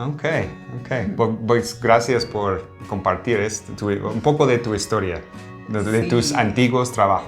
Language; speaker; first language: Spanish; non-native, fluent; English